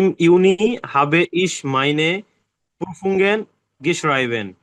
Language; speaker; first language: German; non-native, learner; Bangla